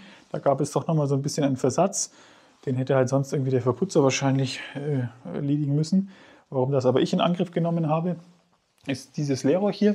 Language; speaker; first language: German; native; German